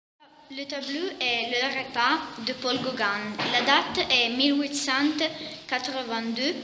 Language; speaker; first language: French; non-native, learner; Italian